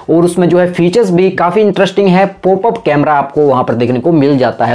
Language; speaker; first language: Hindi; native; Hindi